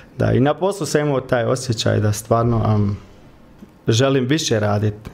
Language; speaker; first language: Croatian; early bilingual, heritage; Croatian